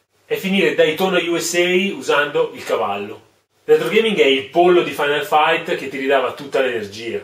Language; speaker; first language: Italian; native; Italian